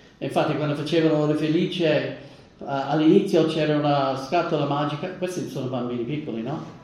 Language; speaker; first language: Italian; non-native, fluent; English